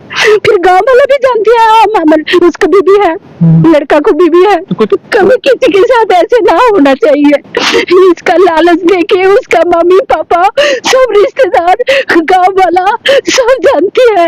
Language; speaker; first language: Hindi; non-native, local second language; Bangla